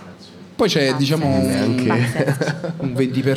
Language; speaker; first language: Italian; native; Italian